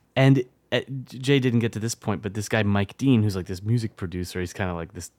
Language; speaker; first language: English; early bilingual, other home language; French